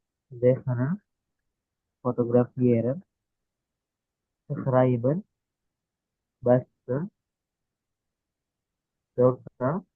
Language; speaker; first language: German; non-native, learner; Indonesian